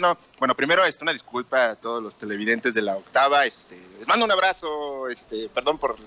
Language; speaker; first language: Spanish; native; Spanish